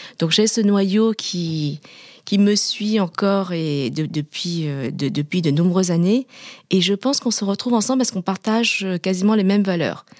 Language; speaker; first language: French; early bilingual, other home language; Vietnamese